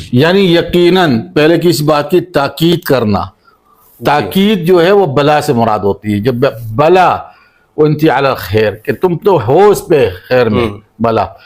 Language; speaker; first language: Urdu; native; Urdu